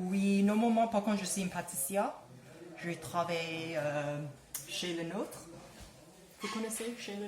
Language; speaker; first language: French; non-native, learner; English